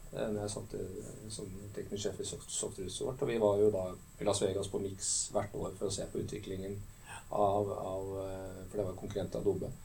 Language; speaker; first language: Norwegian; native; Norwegian